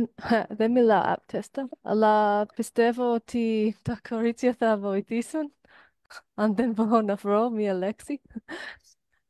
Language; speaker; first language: Greek; non-native, learner; English